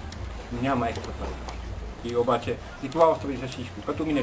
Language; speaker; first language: Bulgarian; non-native, learner; Finnish